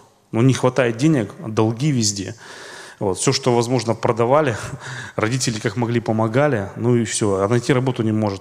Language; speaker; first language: Russian; native; Russian